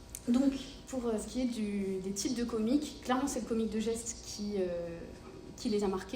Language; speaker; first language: French; native; French